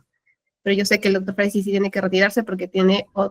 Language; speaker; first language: Spanish; native; Spanish